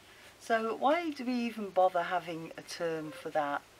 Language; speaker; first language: English; native; English